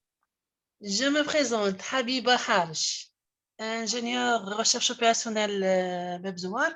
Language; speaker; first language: French; non-native, local second language; Arabic